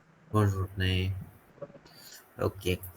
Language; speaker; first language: French; non-native, fluent; Hindi